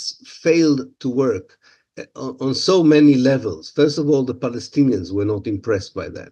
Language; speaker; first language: English; non-native, fluent; Hebrew